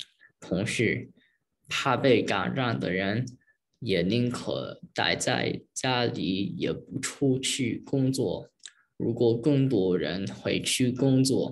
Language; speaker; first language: Chinese; early bilingual, heritage; Chinese